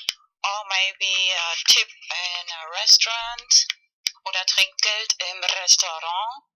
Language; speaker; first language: English; non-native, fluent; Spanish